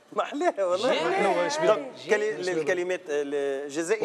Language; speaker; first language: Arabic; native; Arabic